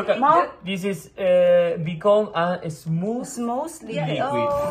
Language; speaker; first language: English; non-native, learner; Spanish